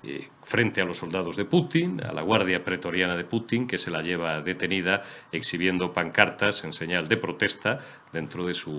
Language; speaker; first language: Spanish; native; Spanish